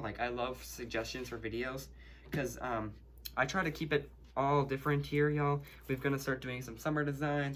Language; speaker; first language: English; native; English